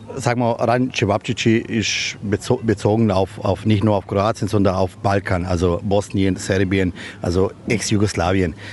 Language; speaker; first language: German; non-native, fluent; Croatian